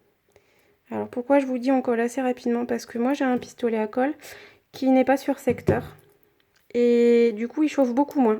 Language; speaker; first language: French; native; French